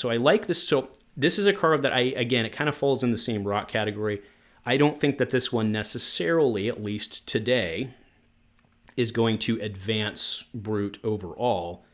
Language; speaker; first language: English; native; English